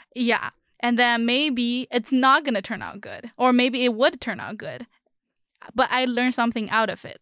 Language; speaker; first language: English; non-native, fluent; Chinese